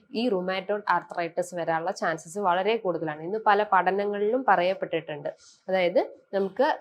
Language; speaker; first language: Malayalam; native; Malayalam